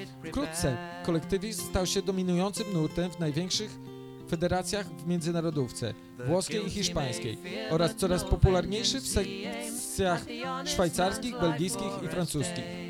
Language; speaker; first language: Polish; native; Polish